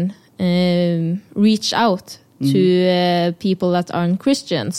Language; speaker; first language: English; non-native, fluent; Norwegian